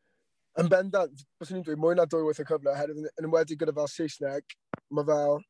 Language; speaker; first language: Welsh; non-native, local second language; English